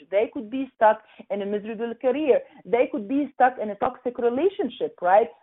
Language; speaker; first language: English; non-native, fluent; Arabic